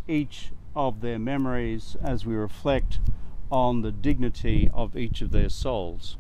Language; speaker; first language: English; native; English